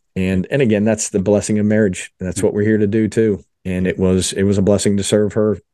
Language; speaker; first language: English; native; English